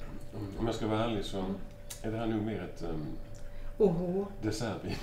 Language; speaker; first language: Swedish; native; Swedish